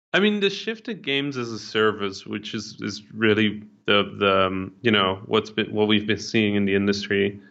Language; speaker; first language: English; non-native, fluent; Dutch